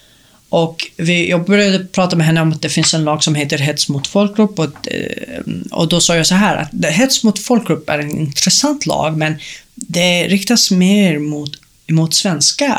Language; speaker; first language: Swedish; non-native, fluent; Arabic